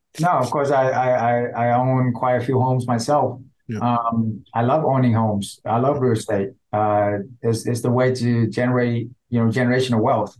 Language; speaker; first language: English; non-native, fluent; Vietnamese